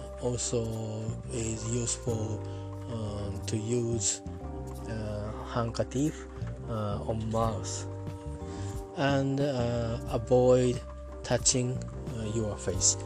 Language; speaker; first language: English; non-native, learner; Japanese